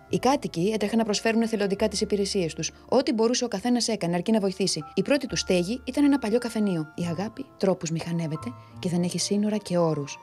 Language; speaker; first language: Greek; native; Greek